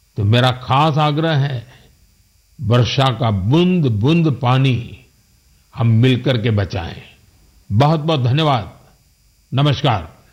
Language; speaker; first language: Hindi; non-native, local second language; Gujarati